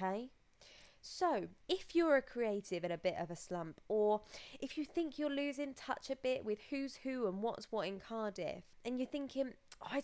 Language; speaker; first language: English; native; English